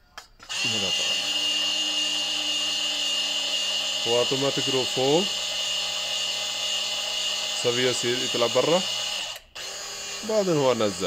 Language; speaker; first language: Arabic; non-native, learner; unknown